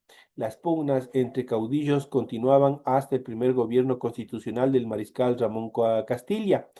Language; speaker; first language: Spanish; native; Spanish